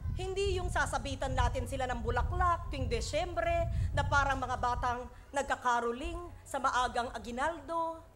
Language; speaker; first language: Filipino; native; Filipino